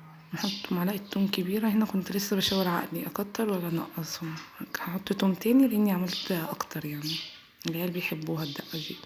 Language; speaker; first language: Arabic; native; Arabic